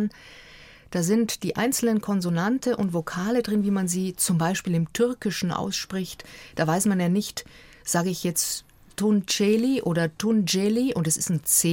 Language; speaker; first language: German; native; German